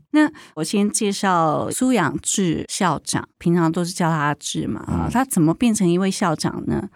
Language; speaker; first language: Chinese; native; Chinese